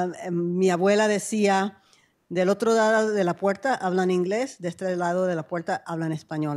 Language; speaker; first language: Spanish; early bilingual, heritage; Spanish